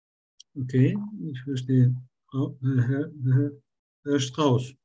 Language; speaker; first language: German; non-native, learner; Turkish